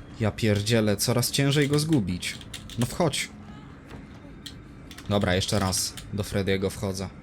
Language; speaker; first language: Polish; native; Polish